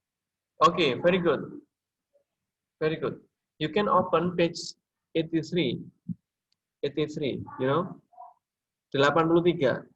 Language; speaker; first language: English; non-native, learner; Indonesian